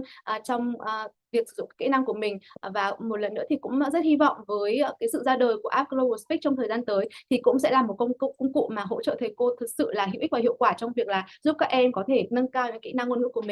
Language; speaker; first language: Vietnamese; native; Vietnamese